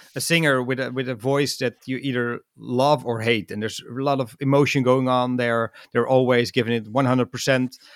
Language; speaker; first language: English; non-native, fluent; Dutch